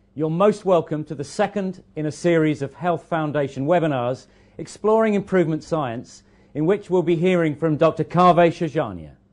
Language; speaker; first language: English; native; English